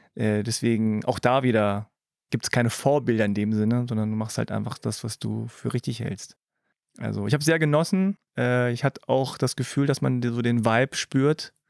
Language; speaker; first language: German; early bilingual, other home language; Korean